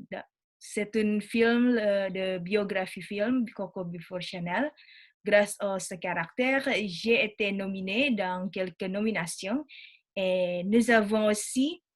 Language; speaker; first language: French; non-native, learner; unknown